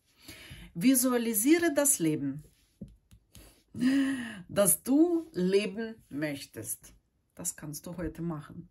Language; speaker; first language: German; non-native, fluent; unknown